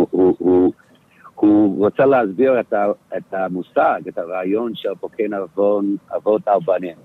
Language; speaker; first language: Hebrew; non-native, fluent; English